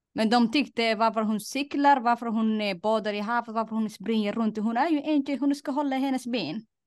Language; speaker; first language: Swedish; non-native, fluent; Somali